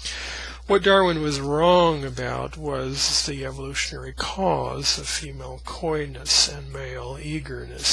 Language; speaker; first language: English; native; English